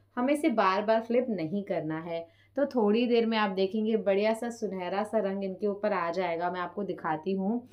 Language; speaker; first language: Hindi; non-native, local second language; Punjabi